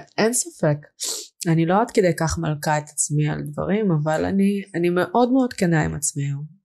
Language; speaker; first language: Hebrew; native; Hebrew